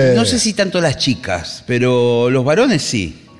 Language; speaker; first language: Spanish; native; Spanish